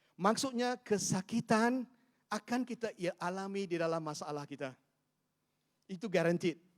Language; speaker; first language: Malay; non-native, local second language; Chinese